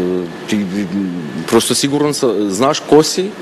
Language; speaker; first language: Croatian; non-native, fluent; Armenian